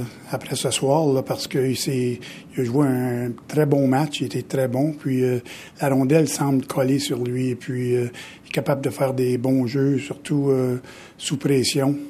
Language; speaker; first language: French; native; French